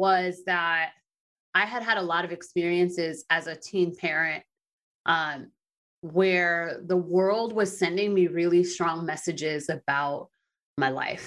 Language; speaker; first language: English; native; English